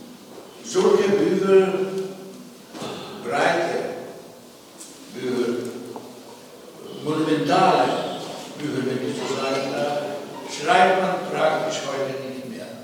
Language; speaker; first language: German; non-native, fluent; Slovenian